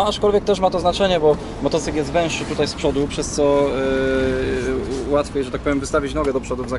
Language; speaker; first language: Polish; native; Polish